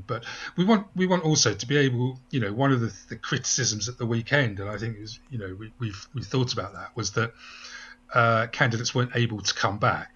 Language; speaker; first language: English; native; English